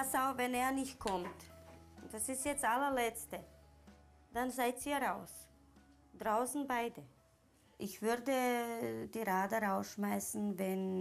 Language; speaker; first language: German; non-native, learner; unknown